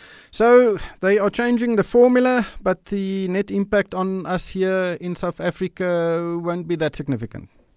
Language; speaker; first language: English; non-native, local second language; Afrikaans